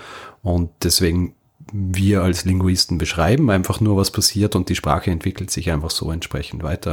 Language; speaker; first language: German; native; German